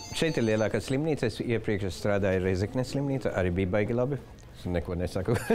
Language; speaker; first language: Latvian; non-native, fluent; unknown